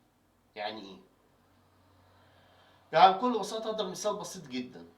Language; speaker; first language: Arabic; native; Arabic